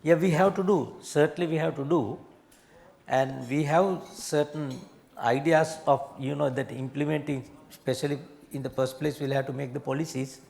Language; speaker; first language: English; non-native, local second language; Sinhala